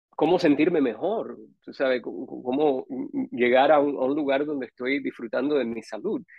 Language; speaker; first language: Spanish; native; Spanish